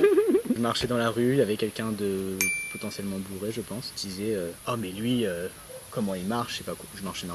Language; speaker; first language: French; native; French